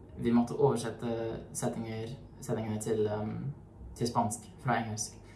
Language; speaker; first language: Norwegian; non-native, fluent; English